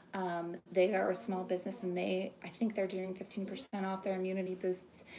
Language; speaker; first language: English; native; English